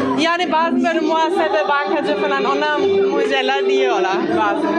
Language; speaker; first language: Turkish; non-native, fluent; German